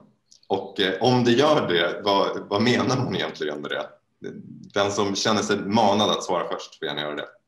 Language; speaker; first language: Swedish; native; Swedish